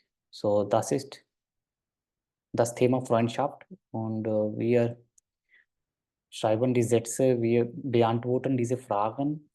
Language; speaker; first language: German; non-native, fluent; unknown